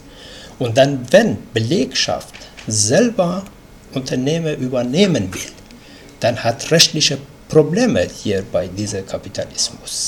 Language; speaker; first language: German; non-native, fluent; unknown